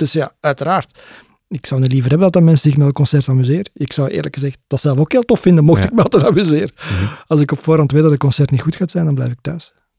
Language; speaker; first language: Dutch; native; Dutch